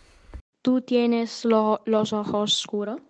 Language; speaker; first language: Spanish; non-native, learner; Italian